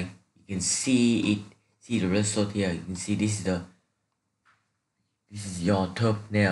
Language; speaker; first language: English; non-native, learner; Vietnamese